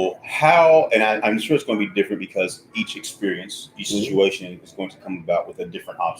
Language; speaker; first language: English; native; English